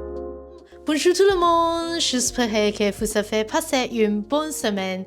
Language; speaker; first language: French; non-native, learner; Cantonese